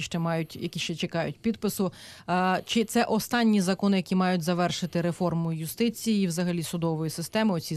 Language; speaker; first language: Ukrainian; native; Ukrainian